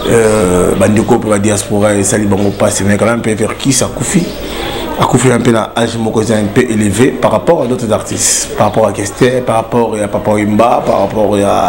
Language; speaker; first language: French; non-native, local second language; Lingala